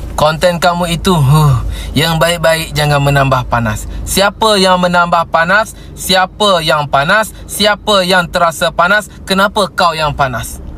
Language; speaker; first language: Malay; native; Malay